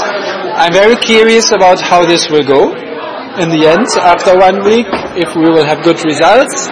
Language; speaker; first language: English; non-native, fluent; German